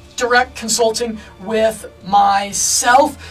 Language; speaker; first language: English; native; English